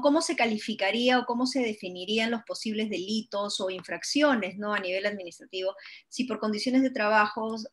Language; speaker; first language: Spanish; native; Spanish